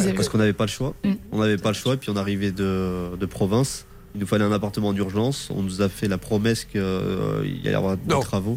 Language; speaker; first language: French; native; French